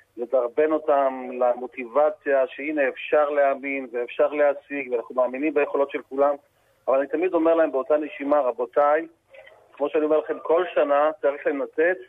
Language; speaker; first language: Hebrew; native; Hebrew